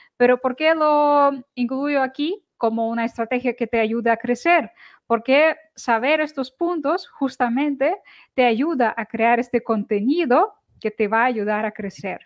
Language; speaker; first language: Spanish; non-native, fluent; Ukrainian